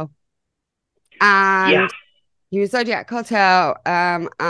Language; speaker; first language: English; native; English